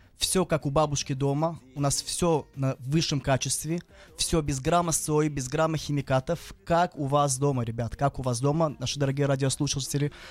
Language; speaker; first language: Russian; early bilingual, heritage; Russian